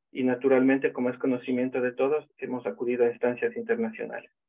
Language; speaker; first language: Spanish; native; Spanish